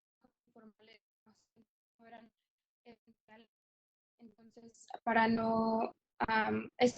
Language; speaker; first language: Spanish; non-native, fluent; English